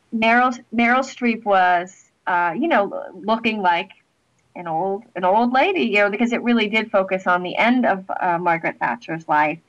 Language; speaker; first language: English; native; English